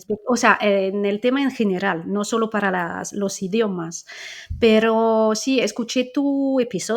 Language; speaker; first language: Spanish; non-native, fluent; French